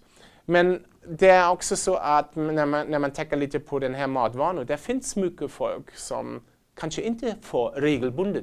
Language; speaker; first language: Swedish; non-native, fluent; German